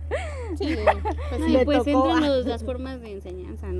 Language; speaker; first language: Spanish; native; Spanish